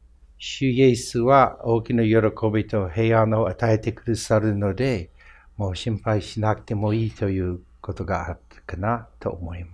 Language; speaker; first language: Japanese; non-native, fluent; English